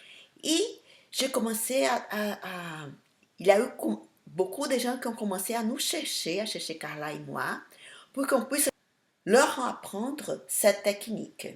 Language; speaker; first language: French; non-native, fluent; Portuguese